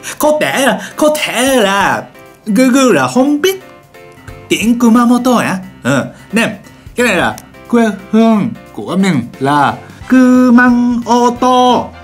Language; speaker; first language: Vietnamese; non-native, learner; Japanese